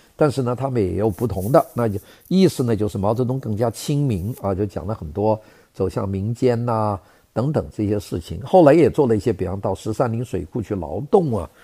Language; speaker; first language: Chinese; native; Chinese